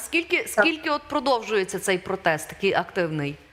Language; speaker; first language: Ukrainian; native; Ukrainian